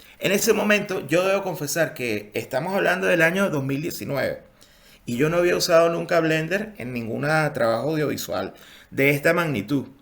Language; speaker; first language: Spanish; native; Spanish